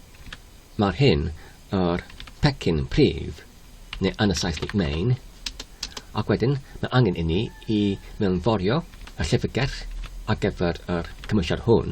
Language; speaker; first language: Welsh; non-native, fluent; English